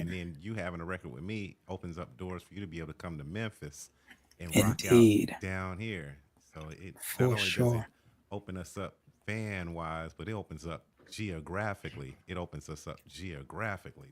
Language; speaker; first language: English; native; English